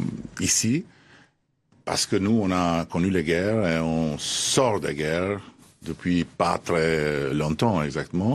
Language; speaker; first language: French; non-native, fluent; Albanian